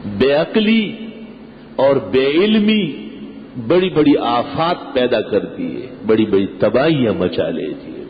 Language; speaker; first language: Urdu; non-native, local second language; Pashto